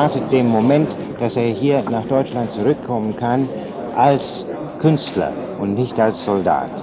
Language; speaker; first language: German; non-native, fluent; English